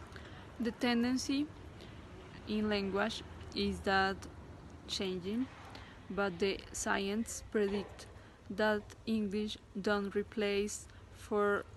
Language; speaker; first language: English; non-native, learner; Spanish